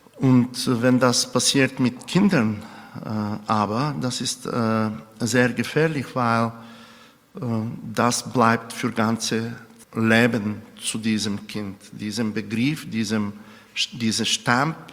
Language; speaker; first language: German; non-native, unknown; Romany